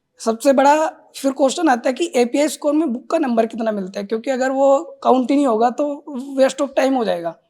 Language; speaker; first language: Hindi; native; Hindi